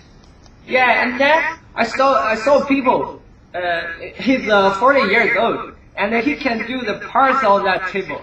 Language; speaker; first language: English; non-native, learner; Chinese